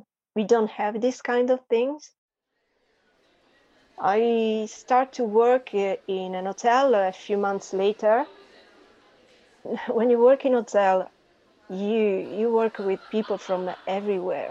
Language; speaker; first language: English; non-native, fluent; Italian